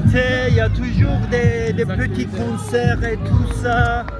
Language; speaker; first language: French; non-native, fluent; Turkish